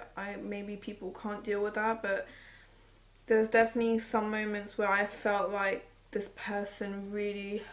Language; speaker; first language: English; early bilingual, other home language; Morisyen